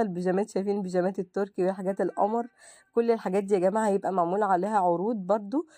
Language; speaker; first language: Arabic; native; Arabic